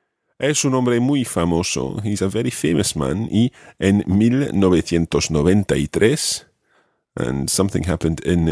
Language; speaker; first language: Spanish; non-native, fluent; English